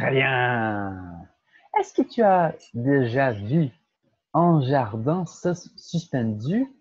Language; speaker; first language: French; non-native, fluent; Portuguese